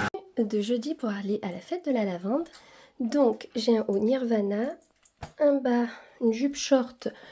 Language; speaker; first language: French; native; French